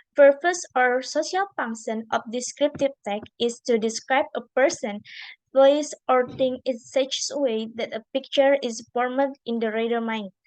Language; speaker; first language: English; non-native, learner; Indonesian